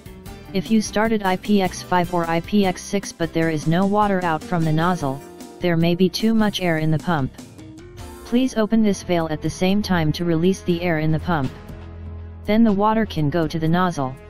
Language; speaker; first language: English; non-native, fluent; Chinese